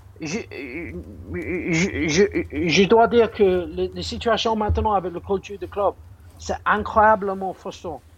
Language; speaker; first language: French; non-native, fluent; English